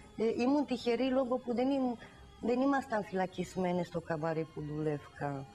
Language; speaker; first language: Greek; non-native, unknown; Romanian